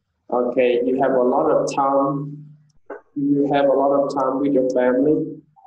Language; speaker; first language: English; non-native, fluent; Vietnamese